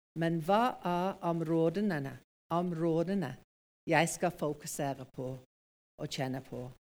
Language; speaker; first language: Norwegian; non-native, fluent; English